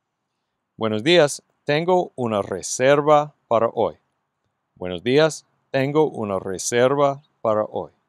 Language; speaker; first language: Spanish; non-native, fluent; English